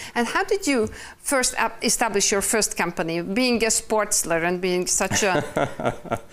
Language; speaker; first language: English; non-native, fluent; Hungarian